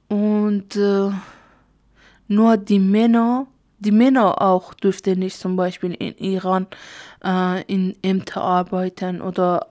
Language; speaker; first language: German; non-native, learner; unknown